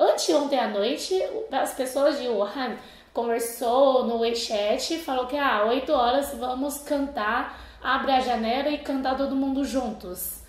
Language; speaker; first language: Portuguese; non-native, fluent; Chinese